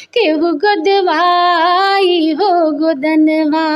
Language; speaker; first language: Hindi; native; Hindi